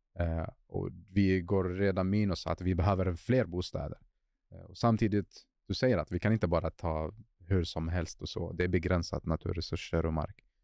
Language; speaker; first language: Swedish; non-native, fluent; Arabic